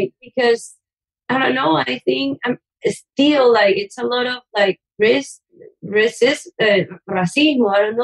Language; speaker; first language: English; non-native, fluent; Spanish